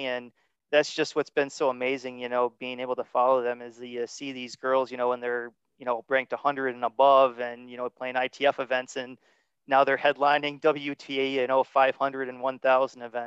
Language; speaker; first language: English; native; English